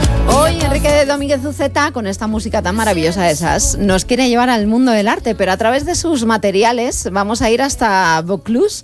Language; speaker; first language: Spanish; native; Spanish